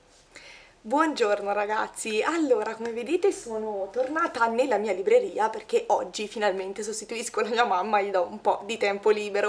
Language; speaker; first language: Italian; native; Italian